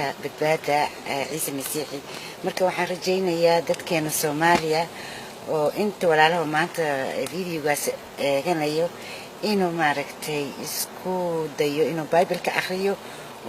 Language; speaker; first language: Somali; native; Somali